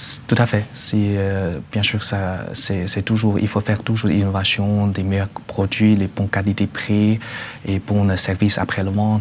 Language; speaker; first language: French; non-native, learner; Chinese